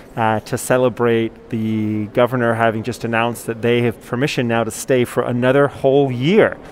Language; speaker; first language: English; native; English